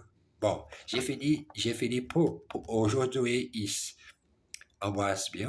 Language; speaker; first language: French; non-native, learner; Portuguese